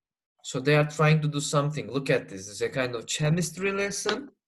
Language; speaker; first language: English; non-native, fluent; Turkish